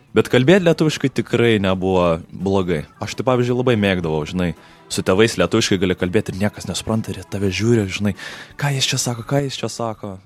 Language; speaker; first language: Lithuanian; early bilingual, heritage; Lithuanian